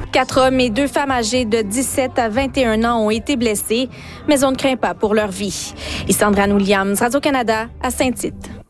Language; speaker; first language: French; native; French